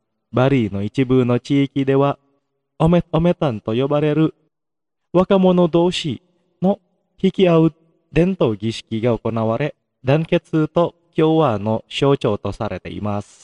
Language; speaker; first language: Japanese; non-native, fluent; Indonesian